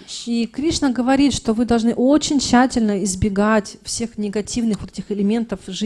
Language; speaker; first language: Russian; native; Russian